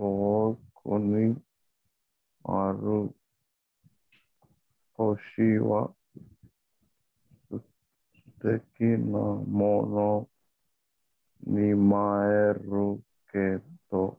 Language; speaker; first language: Japanese; non-native, learner; English